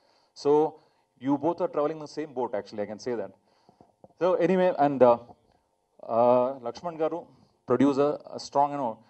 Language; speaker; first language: Telugu; non-native, fluent; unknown